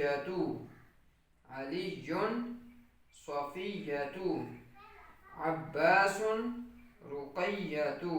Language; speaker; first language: Arabic; non-native, fluent; Urdu